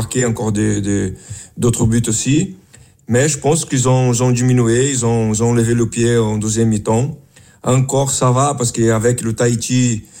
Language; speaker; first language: French; non-native, fluent; Portuguese